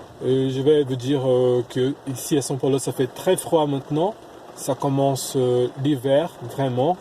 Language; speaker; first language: French; non-native, fluent; Portuguese